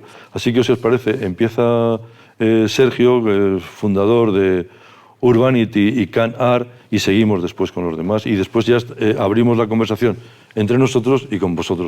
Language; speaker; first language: Spanish; native; Spanish